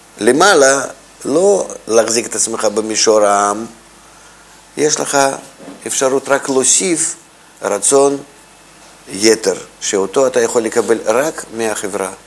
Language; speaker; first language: Hebrew; non-native, fluent; Russian